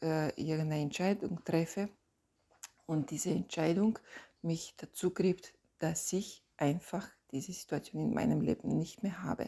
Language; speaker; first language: German; non-native, fluent; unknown